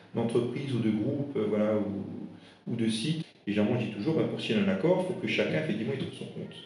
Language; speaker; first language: French; non-native, local second language; Swiss German